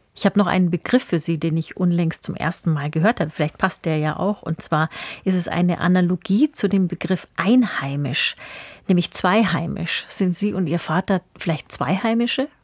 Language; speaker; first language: German; native; German